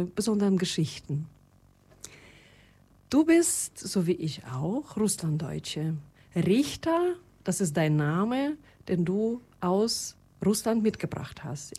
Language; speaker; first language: German; non-native, fluent; Russian